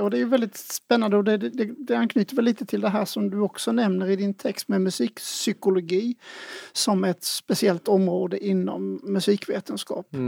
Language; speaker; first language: Swedish; native; Swedish